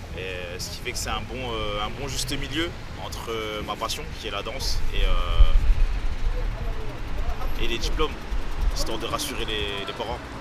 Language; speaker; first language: French; native; French